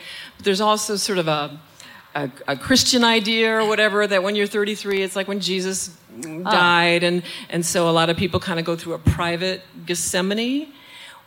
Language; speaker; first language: English; native; English